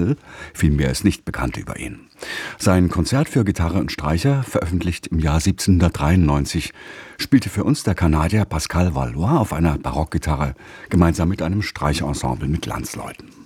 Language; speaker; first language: German; native; German